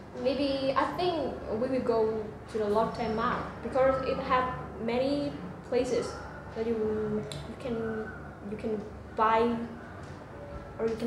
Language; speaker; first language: English; non-native, learner; Vietnamese